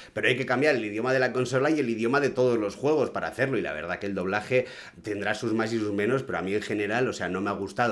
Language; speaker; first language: Spanish; native; Spanish